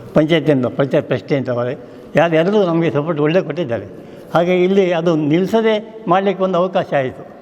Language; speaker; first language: Kannada; non-native, local second language; Konkani